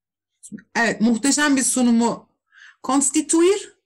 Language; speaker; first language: Turkish; native; Turkish